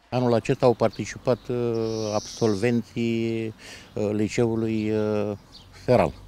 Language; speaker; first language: Romanian; native; Romanian